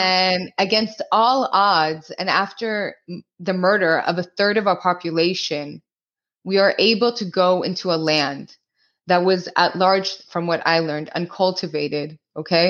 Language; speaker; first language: English; early bilingual, other home language; Hebrew